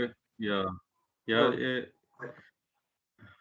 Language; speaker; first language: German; non-native, learner; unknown